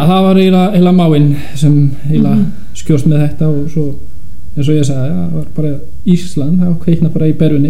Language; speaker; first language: Icelandic; non-native, fluent; Polish